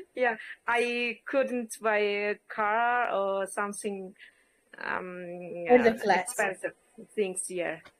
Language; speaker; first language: English; non-native, learner; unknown